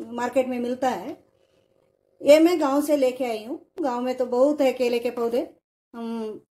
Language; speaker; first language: Hindi; non-native, local second language; Kannada